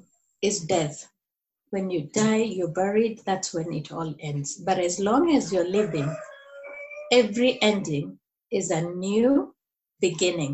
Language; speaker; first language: English; non-native, local second language; Kikuyu